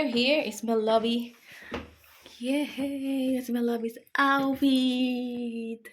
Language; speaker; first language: English; non-native, local second language; Filipino